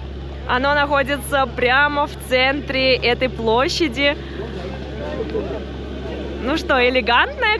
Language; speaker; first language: Russian; native; Russian